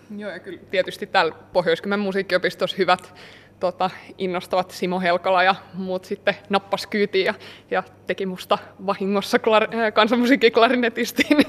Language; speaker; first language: Finnish; native; Finnish